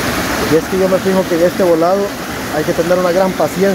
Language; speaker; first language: Spanish; native; Spanish